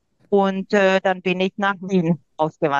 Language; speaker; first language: German; non-native, local second language; Hungarian